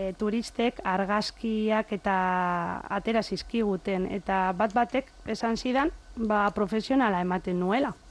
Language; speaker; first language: Basque; non-native, local second language; Spanish